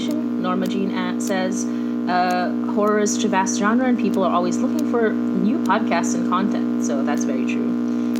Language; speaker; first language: English; non-native, local second language; Filipino